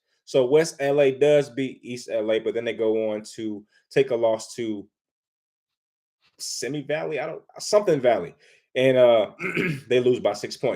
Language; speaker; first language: English; native; English